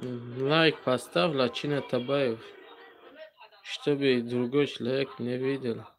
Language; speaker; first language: Russian; non-native, learner; Tajik